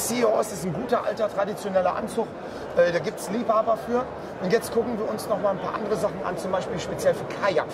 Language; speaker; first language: German; native; German